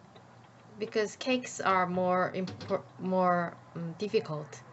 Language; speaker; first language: English; non-native, learner; Korean